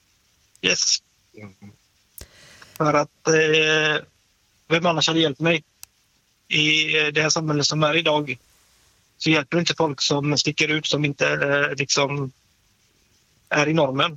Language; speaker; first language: Swedish; native; Swedish